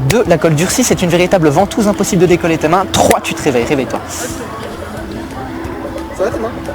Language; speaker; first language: French; native; French